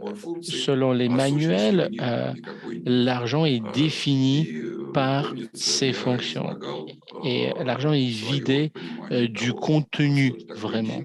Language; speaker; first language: French; non-native, fluent; Russian